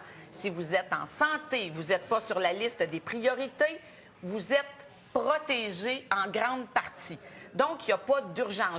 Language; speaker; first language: French; native; French